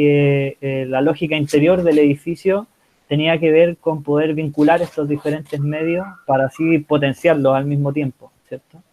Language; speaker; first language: Spanish; native; Spanish